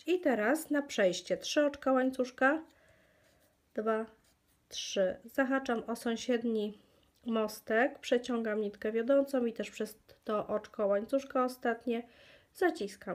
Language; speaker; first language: Polish; native; Polish